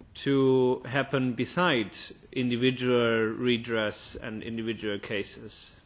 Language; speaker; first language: English; non-native, fluent; German